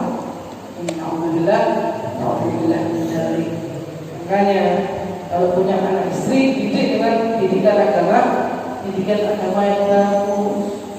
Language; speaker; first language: Indonesian; native; Indonesian